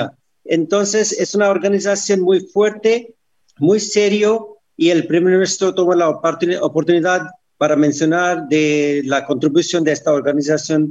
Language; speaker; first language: Spanish; non-native, fluent; Hindi